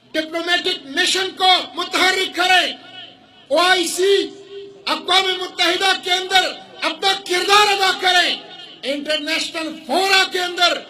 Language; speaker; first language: Urdu; non-native, local second language; Pashto